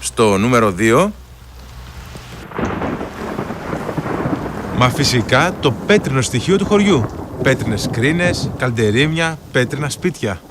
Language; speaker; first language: Greek; native; Greek